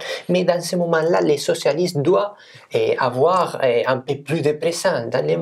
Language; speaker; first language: French; non-native, fluent; Spanish